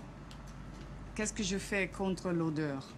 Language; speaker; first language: French; non-native, learner; German